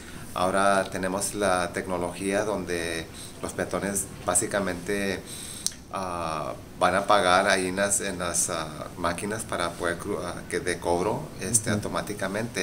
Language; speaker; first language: Spanish; early bilingual, heritage; Spanish